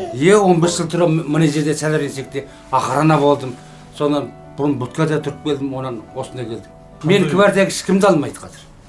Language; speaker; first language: Kazakh; early bilingual, heritage; Kazakh